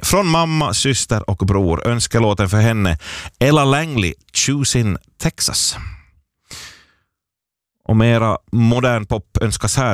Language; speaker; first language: Swedish; native; Swedish